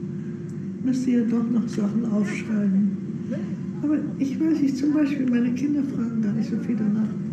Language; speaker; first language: German; native; German